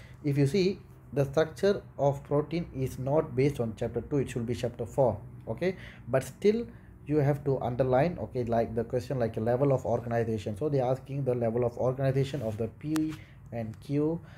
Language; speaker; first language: English; non-native, local second language; Tamil